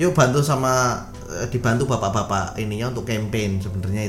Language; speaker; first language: Indonesian; native; Indonesian